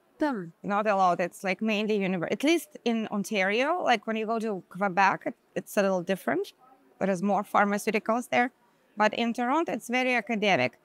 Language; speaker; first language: English; non-native, fluent; Hebrew